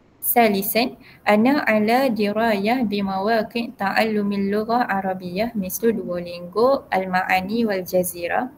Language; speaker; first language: Arabic; non-native, learner; Malay